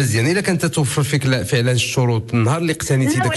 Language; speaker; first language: Arabic; native; Arabic